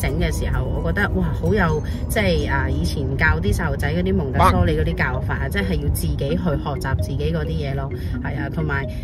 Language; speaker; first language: Cantonese; native; Cantonese